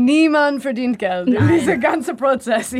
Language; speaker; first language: German; non-native, learner; English